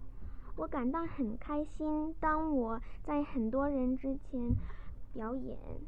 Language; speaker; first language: Chinese; early bilingual, other home language; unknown